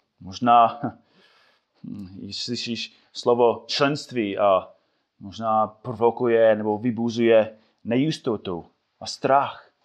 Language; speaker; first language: Czech; non-native, fluent; English